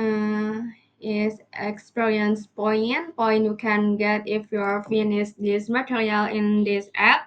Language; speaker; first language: English; non-native, learner; Indonesian